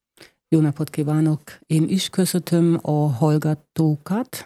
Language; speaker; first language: Hungarian; non-native, learner; German